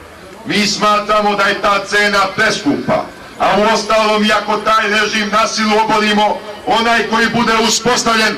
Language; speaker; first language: Bosnian; native; Bosnian